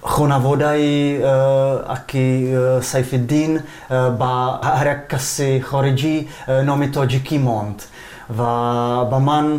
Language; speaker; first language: Persian; non-native, fluent; Czech